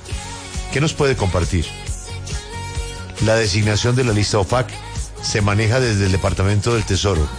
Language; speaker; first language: Spanish; native; Spanish